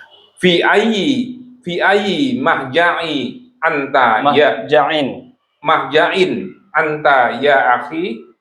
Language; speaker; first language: Arabic; non-native, learner; Indonesian